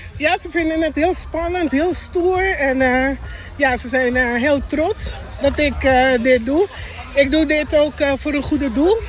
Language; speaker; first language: Dutch; non-native, local second language; Papiamento